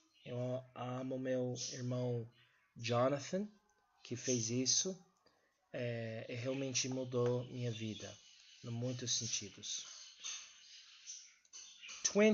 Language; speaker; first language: Portuguese; non-native, learner; English